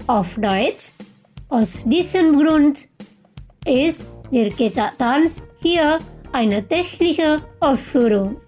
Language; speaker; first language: German; non-native, fluent; Indonesian